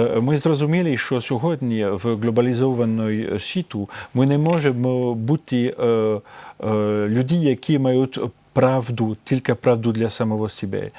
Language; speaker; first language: Ukrainian; non-native, fluent; French